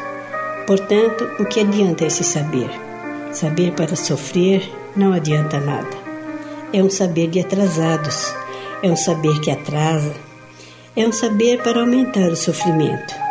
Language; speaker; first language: Portuguese; native; Portuguese